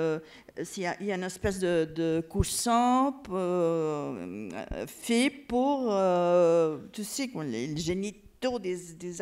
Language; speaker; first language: French; non-native, fluent; Catalan